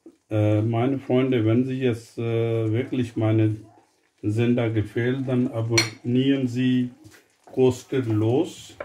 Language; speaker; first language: German; non-native, fluent; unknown